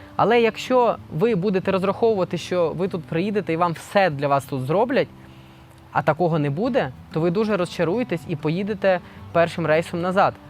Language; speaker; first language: Ukrainian; non-native, local second language; Russian